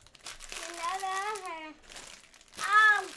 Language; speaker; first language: Danish; early bilingual, other home language; Vietnamese